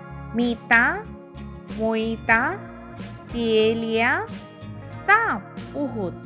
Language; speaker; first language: Finnish; non-native, learner; Bangla